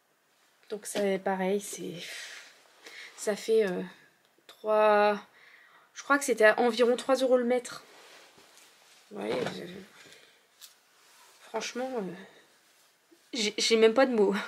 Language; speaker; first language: French; native; French